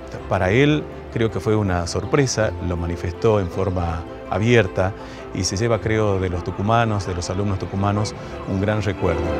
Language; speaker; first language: Spanish; native; Spanish